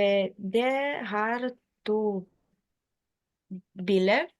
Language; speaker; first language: Norwegian; non-native, learner; Lithuanian